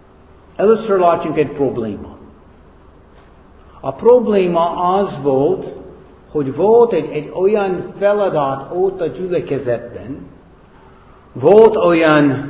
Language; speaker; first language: Hungarian; non-native, fluent; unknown